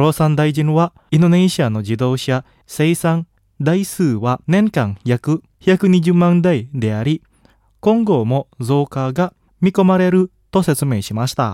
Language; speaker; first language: Japanese; non-native, fluent; Indonesian